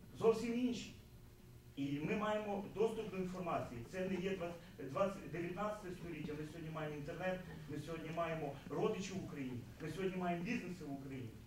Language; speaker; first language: Ukrainian; native; Ukrainian